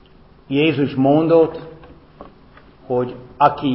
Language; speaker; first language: Hungarian; non-native, fluent; English